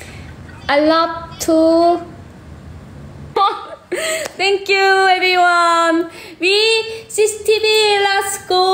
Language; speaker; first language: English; non-native, learner; Korean